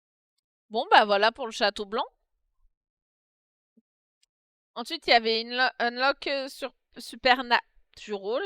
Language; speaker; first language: French; native; French